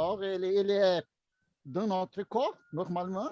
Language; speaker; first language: French; non-native, learner; Portuguese